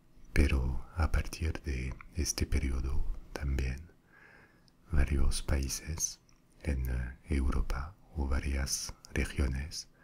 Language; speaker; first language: Spanish; non-native, fluent; French